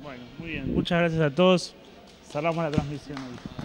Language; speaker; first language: Spanish; native; Spanish